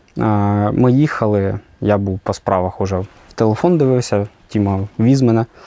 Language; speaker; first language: Ukrainian; native; Ukrainian